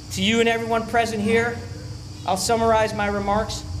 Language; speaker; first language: English; native; English